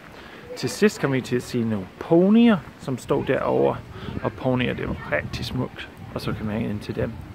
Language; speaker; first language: Danish; non-native, fluent; English